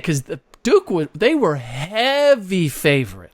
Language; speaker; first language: English; native; English